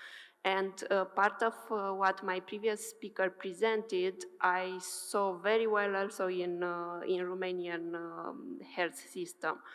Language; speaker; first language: English; non-native, fluent; Romanian